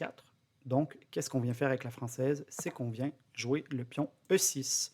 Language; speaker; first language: French; native; French